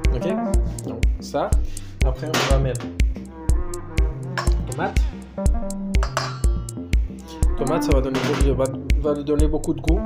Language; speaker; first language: French; non-native, fluent; Spanish